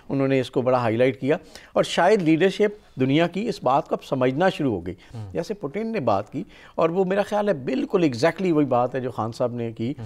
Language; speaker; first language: Urdu; non-native, local second language; Punjabi